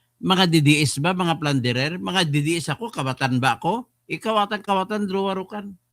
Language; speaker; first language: Filipino; non-native, local second language; Hiligaynon